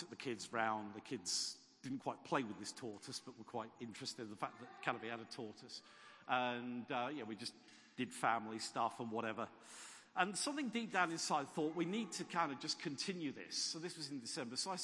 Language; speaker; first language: English; native; English